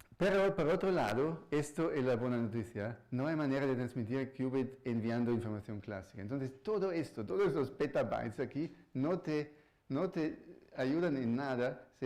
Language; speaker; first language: Spanish; non-native, fluent; German